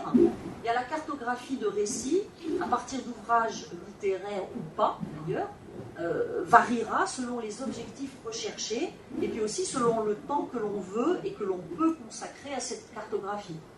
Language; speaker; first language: French; native; French